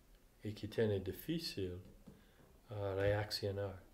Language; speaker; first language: Spanish; non-native, fluent; English